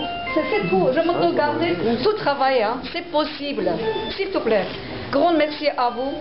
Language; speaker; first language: French; non-native, learner; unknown